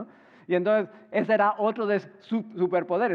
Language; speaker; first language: Spanish; native; Spanish